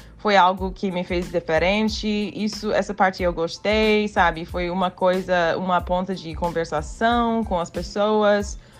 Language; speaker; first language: Portuguese; non-native, fluent; English